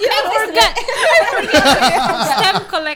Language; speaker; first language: English; non-native, learner; Indonesian